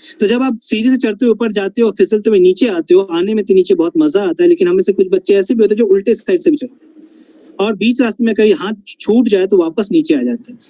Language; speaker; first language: Hindi; non-native, local second language; Bangla